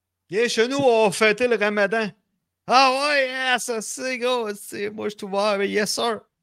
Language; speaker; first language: French; native; French